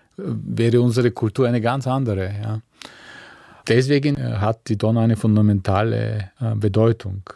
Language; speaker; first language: German; non-native, fluent; Bulgarian